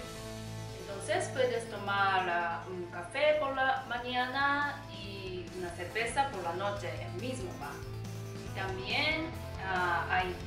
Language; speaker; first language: Spanish; non-native, learner; Japanese